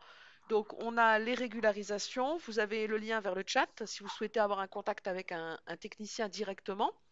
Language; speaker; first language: French; native; French